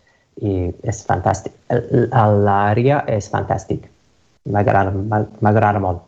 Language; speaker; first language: Catalan; non-native, learner; English